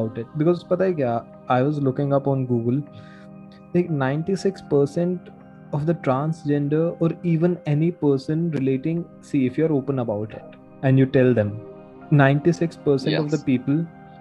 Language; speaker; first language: English; non-native, local second language; Hindi